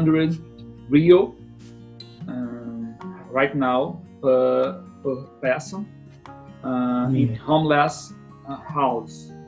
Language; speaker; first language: English; non-native, learner; Portuguese